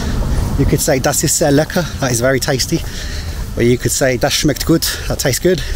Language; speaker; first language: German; non-native, learner; English